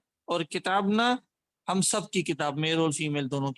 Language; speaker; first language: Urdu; native; Urdu